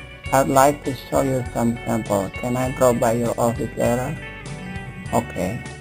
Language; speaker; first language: English; non-native, fluent; Indonesian